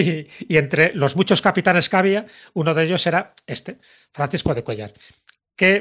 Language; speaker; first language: Spanish; native; Spanish